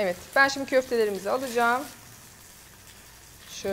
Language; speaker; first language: Turkish; native; Turkish